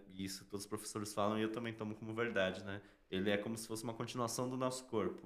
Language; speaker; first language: Portuguese; native; Portuguese